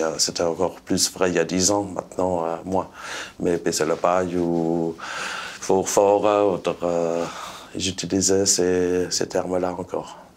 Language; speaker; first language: French; non-native, local second language; Swiss German